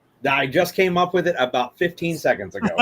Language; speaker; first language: English; native; English